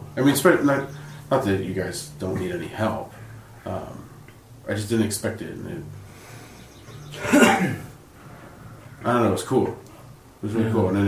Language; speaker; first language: English; native; English